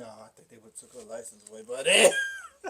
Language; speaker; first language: English; native; English